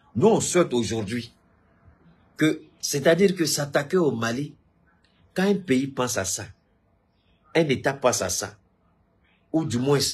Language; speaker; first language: French; non-native, local second language; Bambara